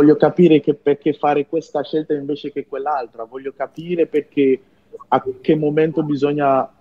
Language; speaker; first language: Italian; non-native, fluent; French